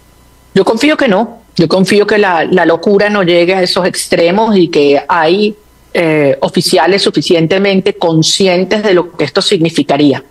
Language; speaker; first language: Spanish; native; Spanish